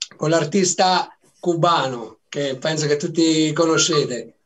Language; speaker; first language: Italian; native; Italian